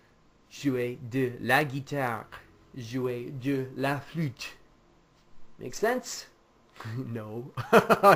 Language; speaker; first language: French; non-native, fluent; English